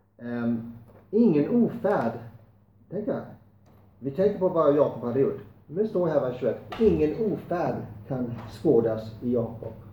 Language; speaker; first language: Swedish; non-native, fluent; English